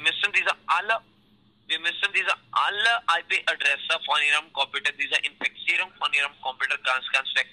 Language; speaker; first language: German; non-native, learner; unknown